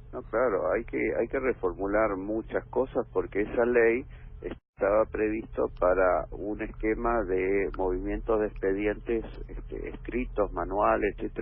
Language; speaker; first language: Spanish; native; Spanish